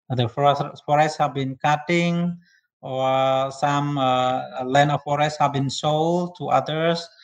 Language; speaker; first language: English; non-native, learner; Khmer